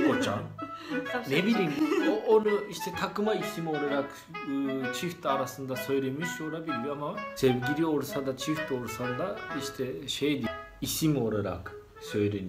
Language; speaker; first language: Turkish; non-native, fluent; Japanese